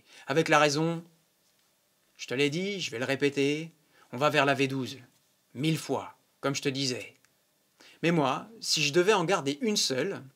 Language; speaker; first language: French; native; French